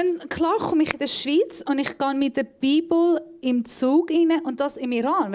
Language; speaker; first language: German; non-native, fluent; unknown